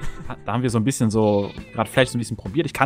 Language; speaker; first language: German; native; German